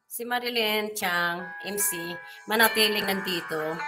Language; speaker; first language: Filipino; non-native, local second language; Cebuano